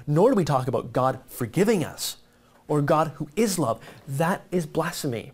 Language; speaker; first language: English; native; English